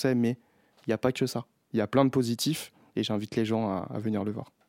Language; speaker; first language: French; native; French